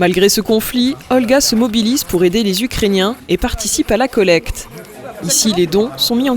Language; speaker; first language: French; native; French